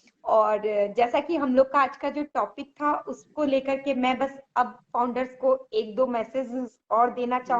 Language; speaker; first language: Hindi; native; Hindi